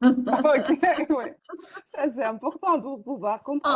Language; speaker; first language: French; non-native, fluent; Greek